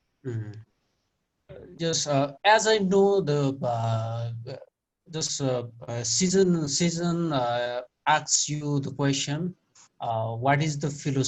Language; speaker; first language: English; non-native, fluent; Nepali